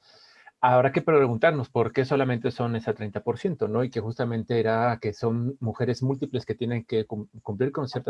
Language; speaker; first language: Spanish; native; Spanish